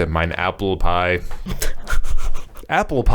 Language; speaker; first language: German; non-native, learner; English